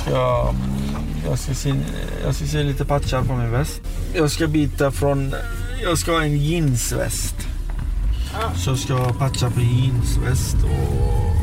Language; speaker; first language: Swedish; early bilingual, other home language; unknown